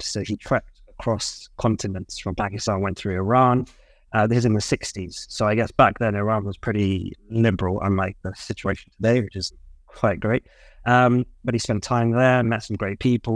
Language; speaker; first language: English; native; English